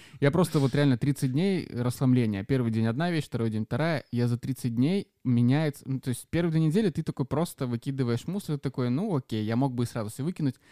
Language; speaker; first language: Russian; native; Russian